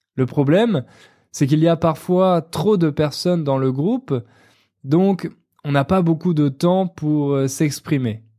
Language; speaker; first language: French; native; French